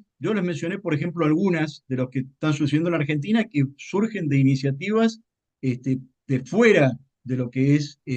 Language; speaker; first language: Spanish; native; Spanish